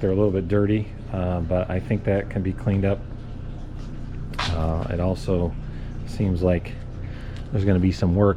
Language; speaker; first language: English; native; English